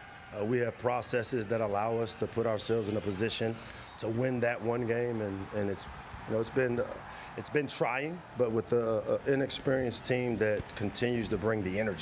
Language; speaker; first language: English; native; English